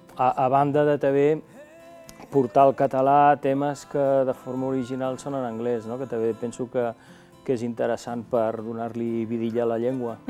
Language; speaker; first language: Catalan; non-native, local second language; Spanish